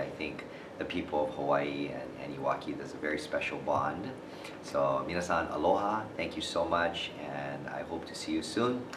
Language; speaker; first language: English; native; English